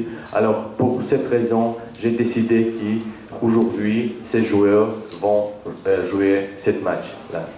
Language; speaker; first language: French; non-native, learner; Azerbaijani